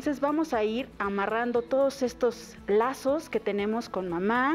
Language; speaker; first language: Spanish; native; Spanish